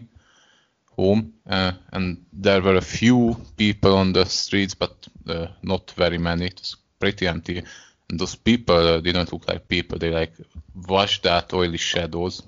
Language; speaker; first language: English; non-native, fluent; Hungarian